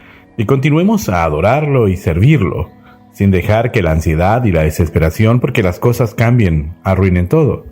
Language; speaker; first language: Spanish; native; Spanish